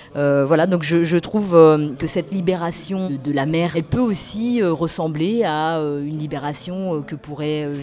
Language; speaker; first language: French; native; French